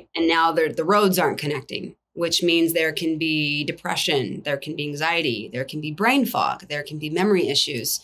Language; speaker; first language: English; native; English